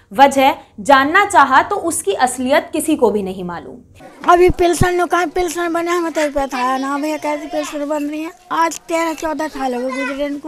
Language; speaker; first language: Hindi; native; Hindi